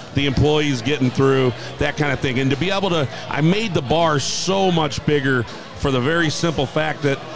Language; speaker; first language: English; native; English